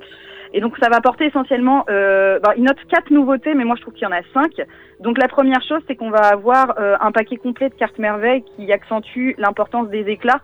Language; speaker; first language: French; native; French